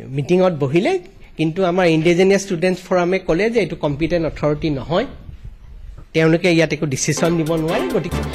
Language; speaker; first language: Assamese; non-native, local second language; Bangla